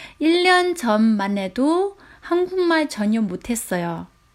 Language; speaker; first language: Korean; non-native, fluent; Chinese